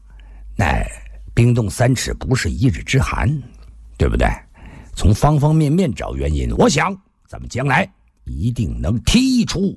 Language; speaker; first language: Chinese; native; Chinese